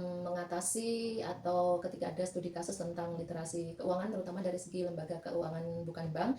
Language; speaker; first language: Indonesian; native; Indonesian